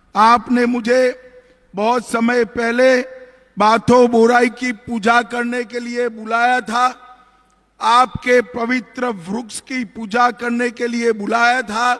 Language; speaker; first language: Hindi; non-native, local second language; Gujarati